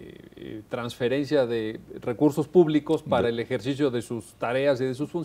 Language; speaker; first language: Spanish; native; Spanish